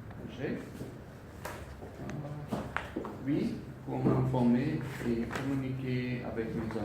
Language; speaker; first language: French; non-native, learner; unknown